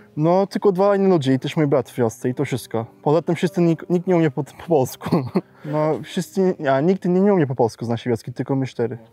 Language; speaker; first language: Polish; early bilingual, heritage; Polish